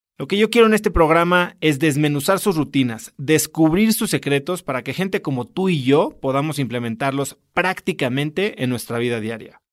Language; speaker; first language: Spanish; native; Spanish